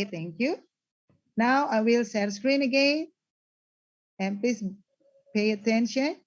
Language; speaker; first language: English; non-native, learner; Indonesian